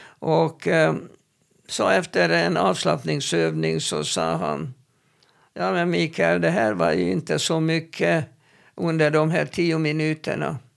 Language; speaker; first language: Swedish; non-native, fluent; Hebrew